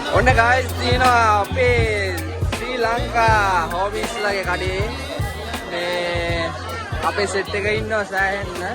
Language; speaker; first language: Sinhala; native; Sinhala